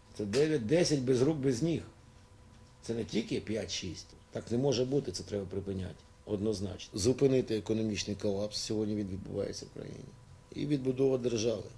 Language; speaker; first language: Ukrainian; native; Ukrainian